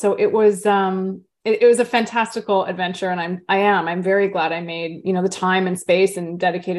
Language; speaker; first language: English; native; English